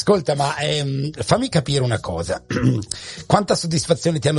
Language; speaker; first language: Italian; native; Italian